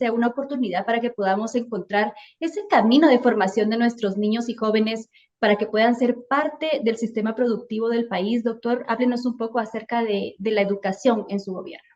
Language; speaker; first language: Spanish; native; Spanish